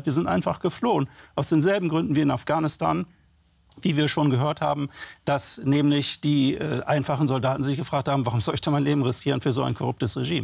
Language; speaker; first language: German; native; German